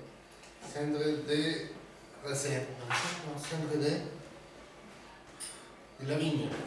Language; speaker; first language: French; non-native, learner; Spanish